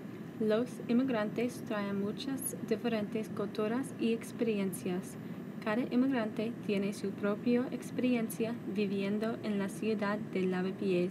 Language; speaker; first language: Spanish; non-native, learner; English